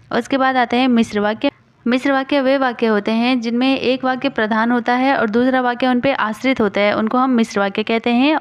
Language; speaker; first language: Hindi; native; Hindi